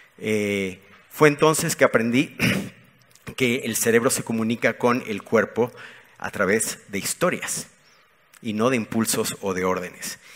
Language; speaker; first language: Spanish; native; Spanish